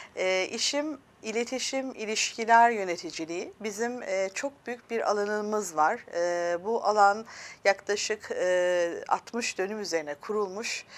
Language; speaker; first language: Turkish; early bilingual, heritage; Turkish